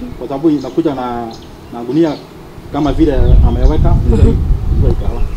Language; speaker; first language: Swahili; non-native, local second language; Kikuyu